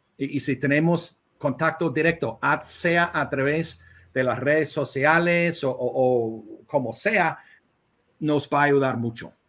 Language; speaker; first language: Spanish; non-native, fluent; English